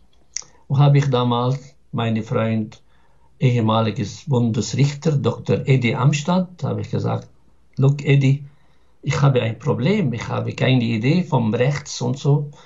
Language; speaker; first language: German; non-native, fluent; Arabic